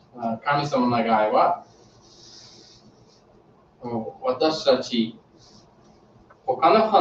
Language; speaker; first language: Japanese; non-native, learner; English